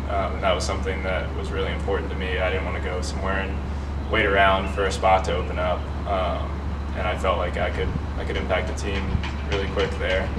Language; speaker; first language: English; native; English